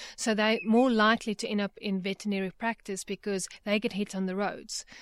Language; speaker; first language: English; native; English